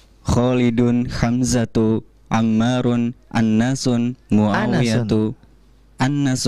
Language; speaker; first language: Arabic; non-native, learner; Indonesian